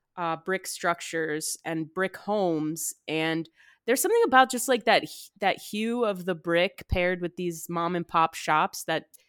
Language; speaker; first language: English; native; English